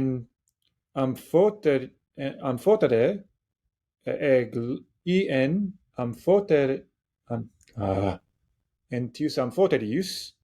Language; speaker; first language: Greek; non-native, learner; English